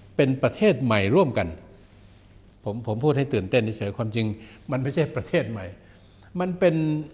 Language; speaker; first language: Thai; native; Thai